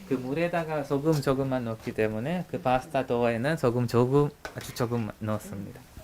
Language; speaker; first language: Korean; non-native, learner; Hungarian